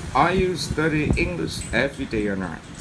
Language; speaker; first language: English; non-native, fluent; Vietnamese